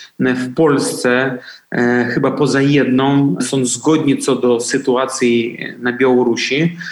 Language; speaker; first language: Polish; non-native, fluent; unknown